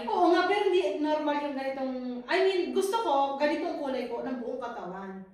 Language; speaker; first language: Filipino; early bilingual, heritage; Filipino